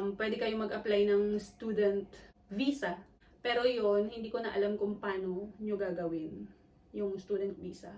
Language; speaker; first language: Filipino; non-native, local second language; Cebuano